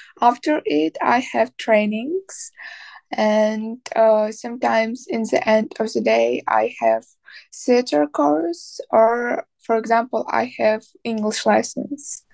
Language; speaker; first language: English; non-native, learner; Ukrainian